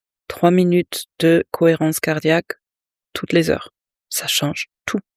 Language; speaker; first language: French; native; French